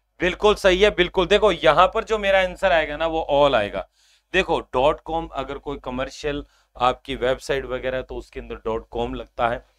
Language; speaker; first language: Hindi; native; Hindi